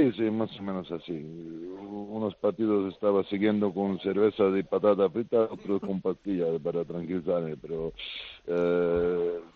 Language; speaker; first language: Spanish; non-native, fluent; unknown